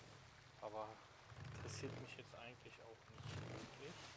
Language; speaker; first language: German; native; German